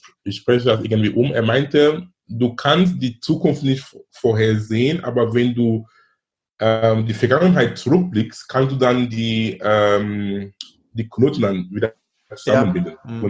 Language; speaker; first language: German; non-native, fluent; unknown